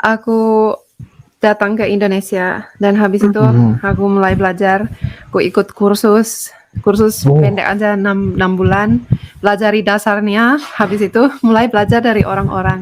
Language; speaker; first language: Indonesian; non-native, fluent; Finnish